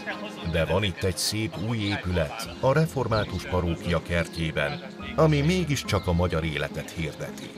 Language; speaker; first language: Hungarian; native; Hungarian